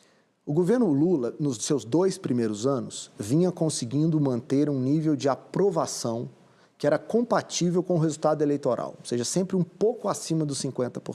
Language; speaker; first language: Portuguese; native; Portuguese